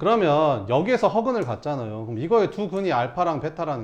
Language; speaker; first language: Korean; native; Korean